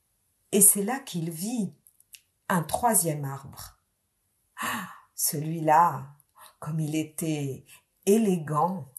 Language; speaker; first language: French; native; French